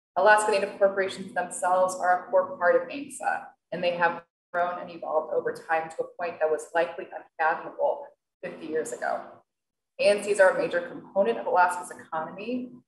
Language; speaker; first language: English; native; English